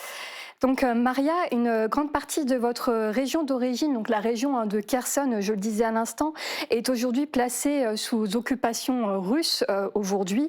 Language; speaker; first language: French; native; French